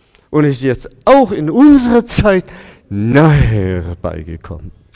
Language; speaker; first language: German; non-native, fluent; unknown